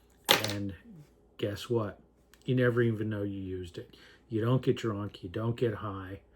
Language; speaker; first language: English; native; English